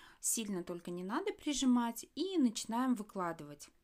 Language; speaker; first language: Russian; native; Russian